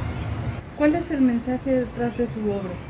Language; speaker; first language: Spanish; native; Spanish